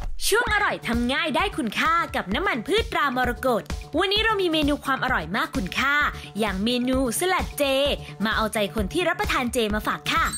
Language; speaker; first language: Thai; native; Thai